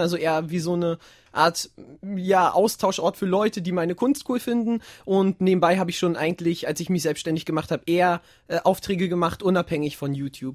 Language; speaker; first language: German; native; German